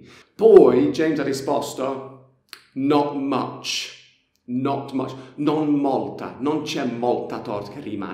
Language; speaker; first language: Italian; non-native, fluent; English